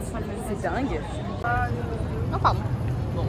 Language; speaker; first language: French; native; French